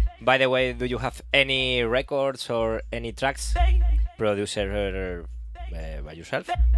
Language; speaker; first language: English; non-native, learner; Spanish